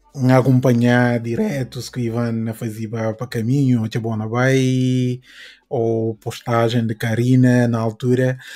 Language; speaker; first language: Portuguese; non-native, local second language; Upper Guinea Crioulo